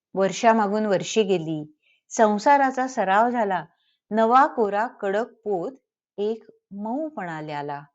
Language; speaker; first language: Marathi; early bilingual, heritage; Marathi